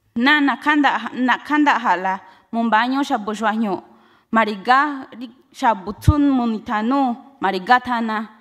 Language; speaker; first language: Spanish; non-native, local second language; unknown